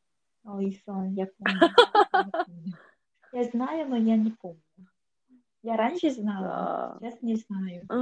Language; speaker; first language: Russian; non-native, learner; Korean